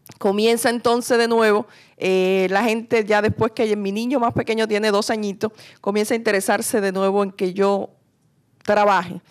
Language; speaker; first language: Spanish; native; Spanish